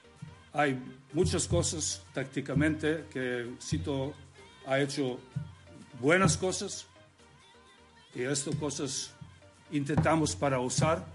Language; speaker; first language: Spanish; non-native, learner; Serbian